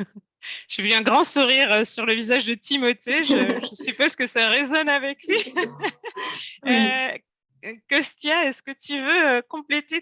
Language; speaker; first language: French; native; French